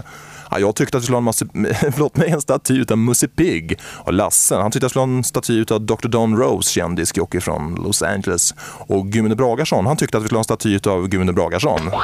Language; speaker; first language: Swedish; native; Swedish